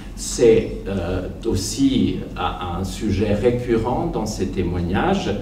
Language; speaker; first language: French; non-native, fluent; Serbian